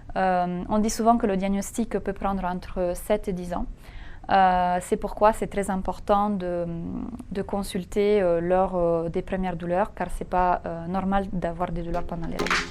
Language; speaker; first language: French; non-native, fluent; Italian